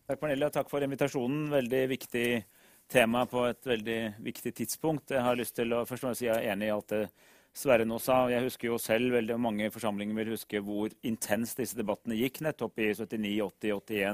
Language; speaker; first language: Norwegian; native; Norwegian